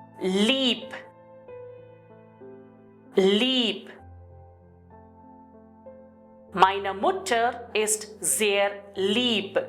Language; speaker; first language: German; non-native, fluent; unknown